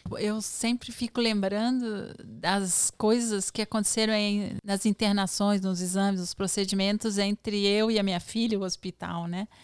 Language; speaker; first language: Portuguese; native; Portuguese